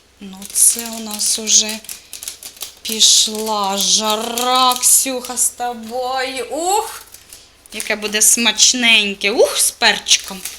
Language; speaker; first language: Ukrainian; non-native, local second language; Russian